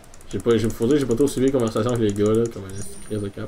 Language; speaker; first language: French; native; French